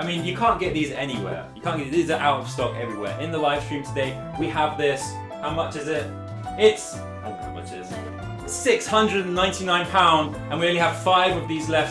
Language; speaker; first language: English; native; English